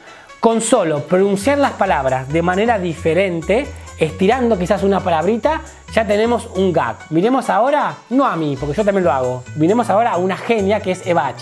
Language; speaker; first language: Spanish; native; Spanish